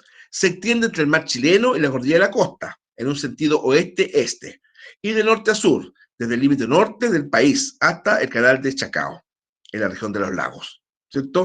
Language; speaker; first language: Spanish; native; Spanish